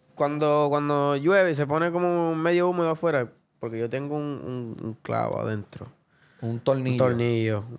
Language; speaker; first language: Spanish; early bilingual, other home language; English